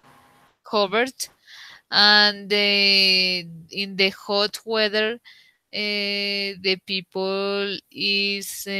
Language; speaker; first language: English; non-native, learner; Spanish